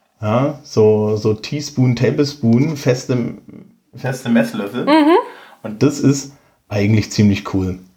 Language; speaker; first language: German; native; German